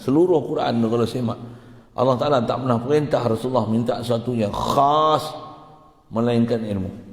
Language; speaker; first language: Malay; native; Malay